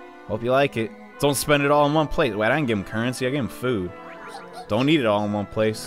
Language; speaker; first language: English; native; English